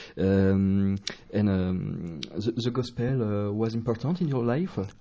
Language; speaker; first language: English; non-native, learner; French